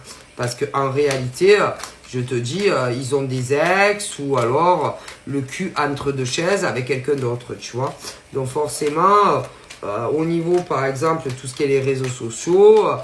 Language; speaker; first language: French; native; French